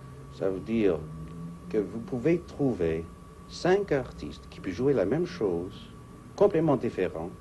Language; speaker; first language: French; non-native, fluent; English